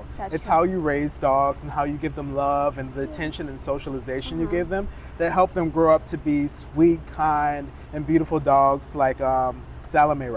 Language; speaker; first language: English; native; English